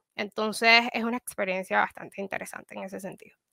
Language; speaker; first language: Spanish; native; Spanish